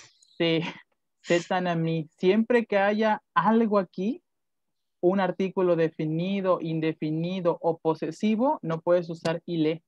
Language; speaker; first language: Spanish; native; Spanish